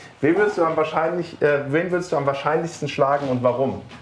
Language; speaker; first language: German; native; German